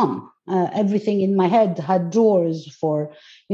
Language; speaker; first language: English; non-native, fluent; Greek